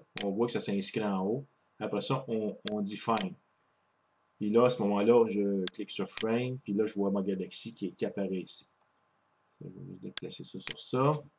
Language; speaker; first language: French; native; French